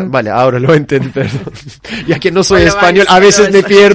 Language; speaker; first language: Spanish; non-native, fluent; Turkish